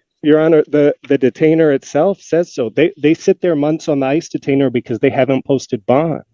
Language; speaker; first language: English; native; English